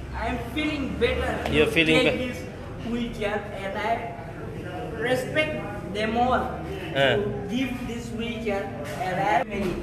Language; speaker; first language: English; non-native, local second language; Bangla